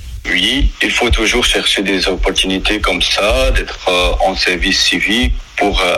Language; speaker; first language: French; non-native, learner; Arabic